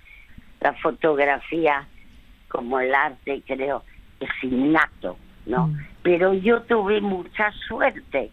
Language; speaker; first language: Spanish; early bilingual, other home language; French